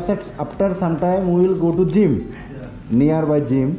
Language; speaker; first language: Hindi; native; Hindi